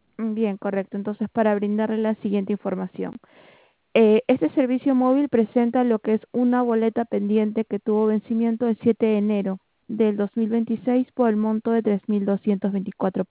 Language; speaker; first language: Spanish; native; Spanish